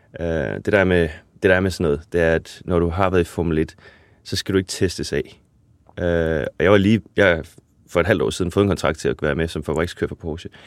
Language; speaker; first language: Danish; native; Danish